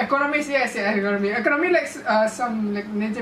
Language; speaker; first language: English; non-native, learner; Indonesian